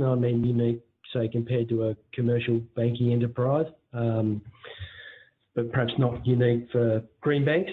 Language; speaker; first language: English; native; English